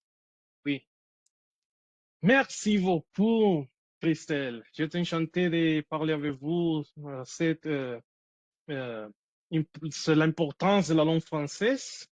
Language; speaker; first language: French; non-native, learner; Spanish